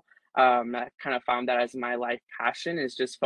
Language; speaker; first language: English; native; English